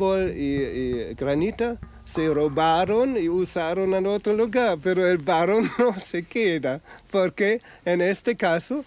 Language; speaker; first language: Spanish; non-native, fluent; German